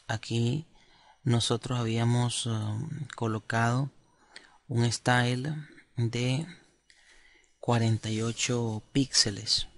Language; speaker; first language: Spanish; native; Spanish